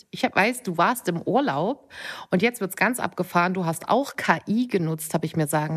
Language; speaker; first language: German; native; German